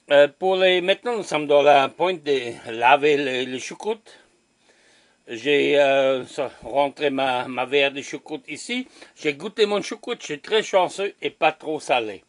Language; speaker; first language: French; non-native, learner; German